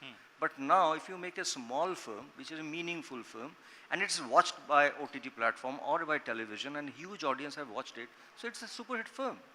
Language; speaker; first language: English; non-native, local second language; Bangla